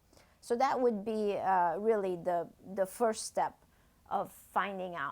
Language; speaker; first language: English; native; English